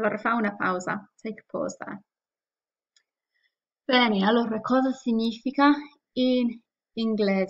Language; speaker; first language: Italian; non-native, fluent; English